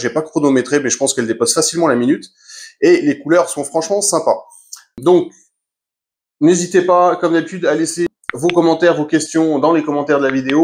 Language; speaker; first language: French; native; French